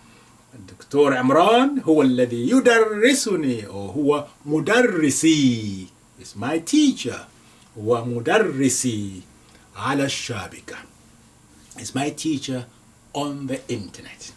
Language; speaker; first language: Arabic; non-native, fluent; Yoruba